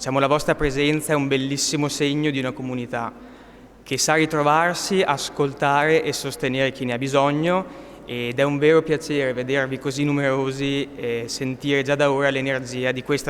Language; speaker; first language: Italian; native; Italian